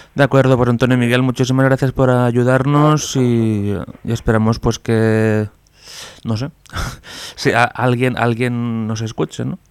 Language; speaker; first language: Spanish; non-native, local second language; Catalan